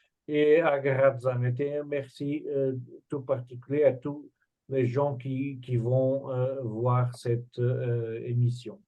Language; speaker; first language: French; non-native, fluent; Portuguese